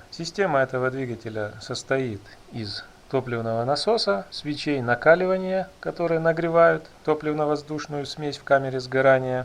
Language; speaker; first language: Russian; native; Russian